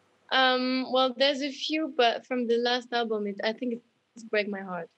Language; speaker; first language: English; non-native, fluent; French